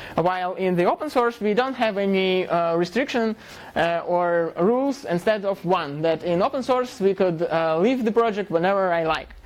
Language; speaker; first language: English; non-native, fluent; Russian